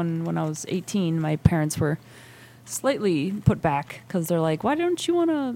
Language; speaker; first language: English; native; English